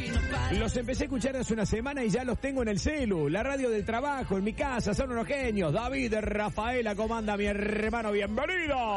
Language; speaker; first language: Spanish; native; Spanish